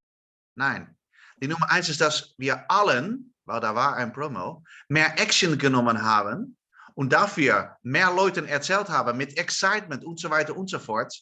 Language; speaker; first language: German; non-native, learner; Dutch